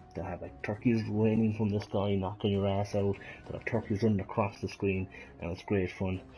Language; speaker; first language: English; native; English